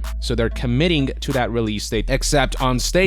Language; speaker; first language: English; native; English